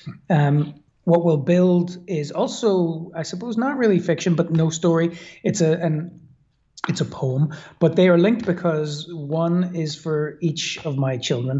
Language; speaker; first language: English; native; English